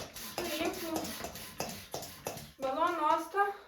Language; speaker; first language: Romanian; non-native, local second language; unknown